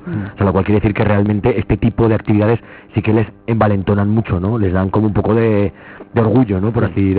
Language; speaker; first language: Spanish; native; Spanish